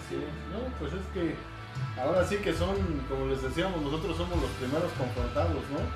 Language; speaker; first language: Spanish; native; Spanish